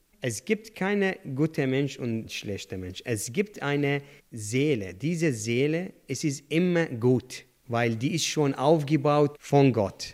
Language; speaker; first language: German; non-native, learner; Arabic